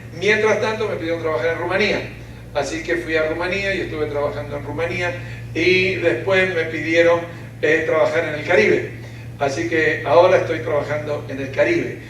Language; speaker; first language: Spanish; early bilingual, other home language; Ukrainian